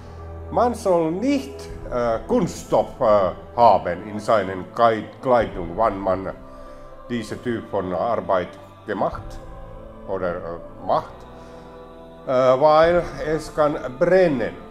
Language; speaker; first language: German; non-native, learner; Finnish